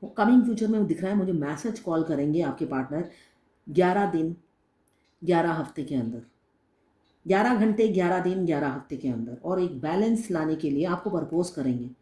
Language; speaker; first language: Hindi; non-native, local second language; Bangla